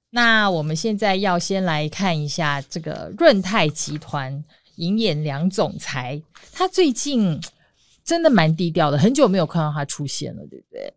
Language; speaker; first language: Chinese; native; Chinese